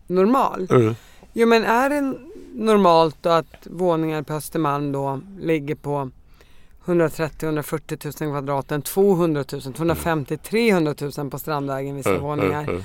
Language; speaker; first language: Swedish; native; Swedish